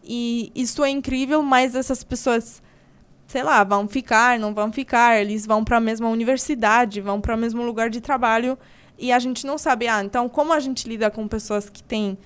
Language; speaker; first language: Portuguese; non-native, fluent; Polish